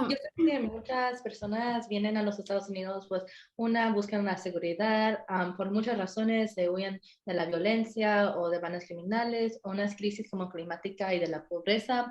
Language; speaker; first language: Spanish; early bilingual, heritage; Spanish